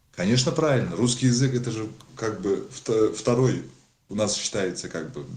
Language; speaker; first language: Russian; non-native, local second language; Tajik